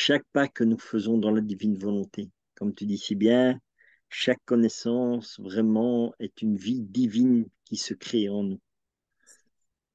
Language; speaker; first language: French; native; French